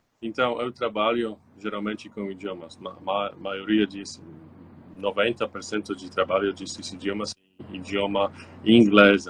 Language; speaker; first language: Portuguese; non-native, learner; Polish